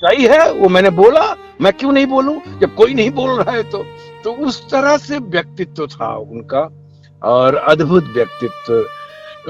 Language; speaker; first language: Hindi; native; Hindi